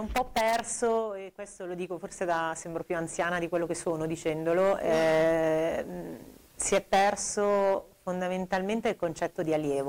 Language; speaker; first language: Italian; native; Italian